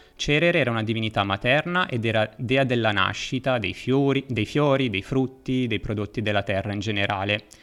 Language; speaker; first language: Italian; native; Italian